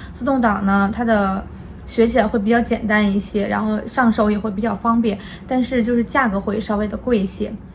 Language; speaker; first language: Chinese; native; Chinese